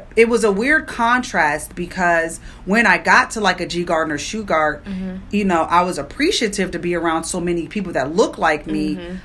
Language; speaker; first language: English; native; English